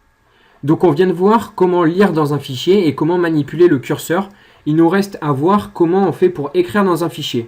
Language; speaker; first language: French; native; French